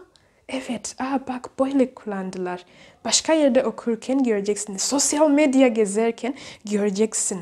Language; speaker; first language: Turkish; non-native, learner; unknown